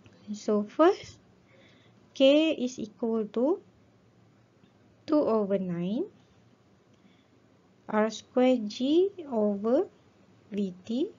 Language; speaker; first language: English; non-native, local second language; Malay